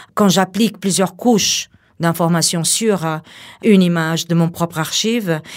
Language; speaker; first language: French; non-native, fluent; Portuguese